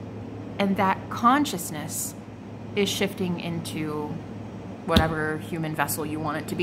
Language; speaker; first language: English; native; English